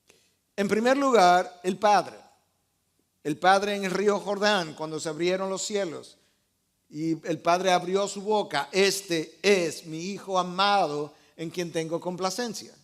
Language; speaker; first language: Spanish; native; Spanish